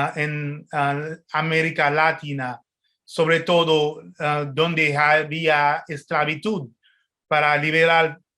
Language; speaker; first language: Spanish; non-native, fluent; French